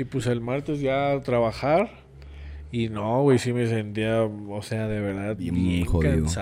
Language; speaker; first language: Spanish; native; Spanish